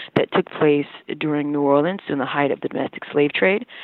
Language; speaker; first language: English; native; English